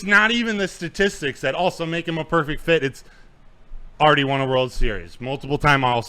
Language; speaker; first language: English; native; English